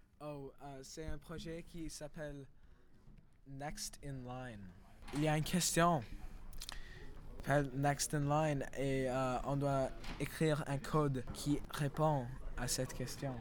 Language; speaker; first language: French; non-native, learner; English